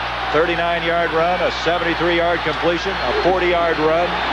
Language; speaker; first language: English; native; English